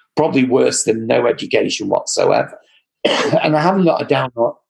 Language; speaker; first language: English; native; English